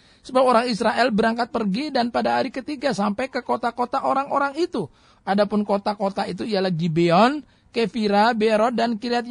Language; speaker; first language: Indonesian; native; Indonesian